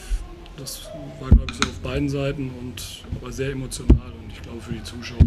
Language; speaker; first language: German; native; German